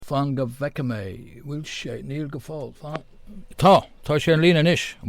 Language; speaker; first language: Irish; non-native, local second language; English